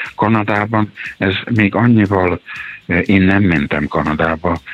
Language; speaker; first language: Hungarian; native; Hungarian